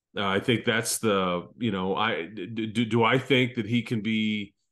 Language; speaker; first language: English; native; English